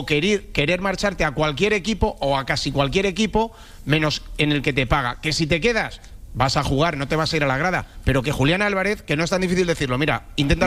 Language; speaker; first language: Spanish; native; Spanish